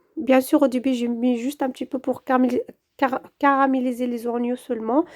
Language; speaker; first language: French; non-native, local second language; Arabic